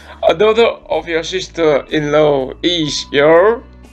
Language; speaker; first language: English; non-native, fluent; Indonesian